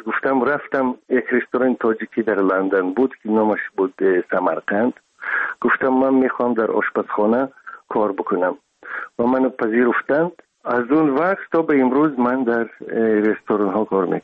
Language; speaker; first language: Persian; non-native, local second language; Russian